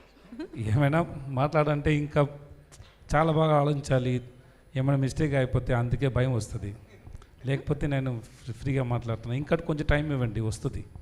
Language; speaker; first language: Telugu; non-native, learner; Tamil